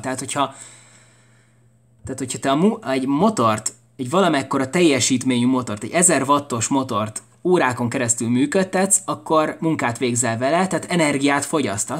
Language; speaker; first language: Hungarian; native; Hungarian